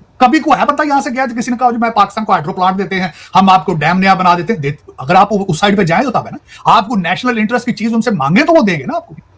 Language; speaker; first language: Urdu; non-native, local second language; Punjabi